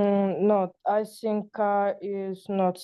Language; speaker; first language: English; non-native, learner; Russian